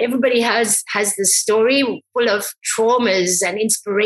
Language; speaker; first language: English; native; English